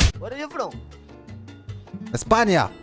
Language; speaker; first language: English; non-native, learner; French